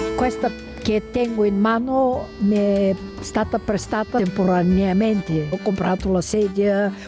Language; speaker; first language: Italian; non-native, fluent; Bulgarian